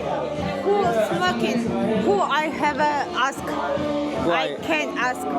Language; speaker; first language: English; non-native, learner; Georgian